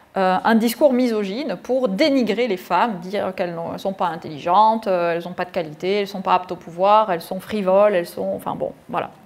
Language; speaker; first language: French; native; French